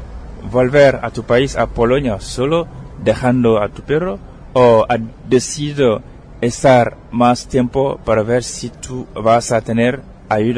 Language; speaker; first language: Spanish; non-native, fluent; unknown